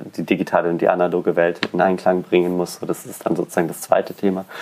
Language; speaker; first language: German; native; German